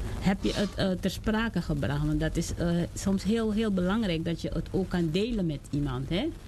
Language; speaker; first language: Dutch; native; Dutch